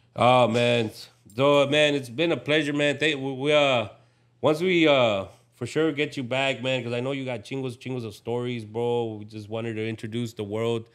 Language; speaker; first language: English; early bilingual, other home language; Spanish